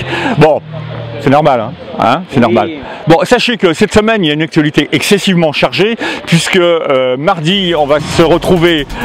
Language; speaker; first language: French; native; French